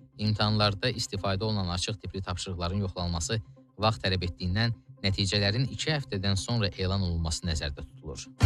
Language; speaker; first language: Azerbaijani; native; Azerbaijani